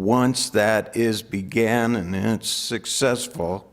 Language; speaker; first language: English; native; English